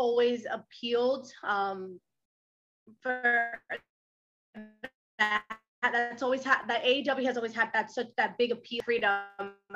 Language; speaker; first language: English; early bilingual, other home language; Spanish